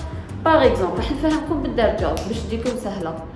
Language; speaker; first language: French; non-native, local second language; Arabic